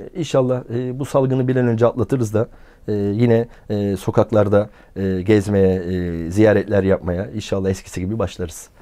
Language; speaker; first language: Turkish; native; Turkish